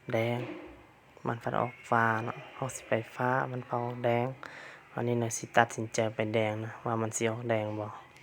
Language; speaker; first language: Thai; native; Thai